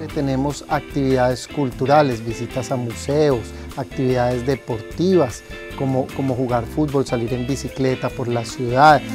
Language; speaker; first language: Spanish; native; Spanish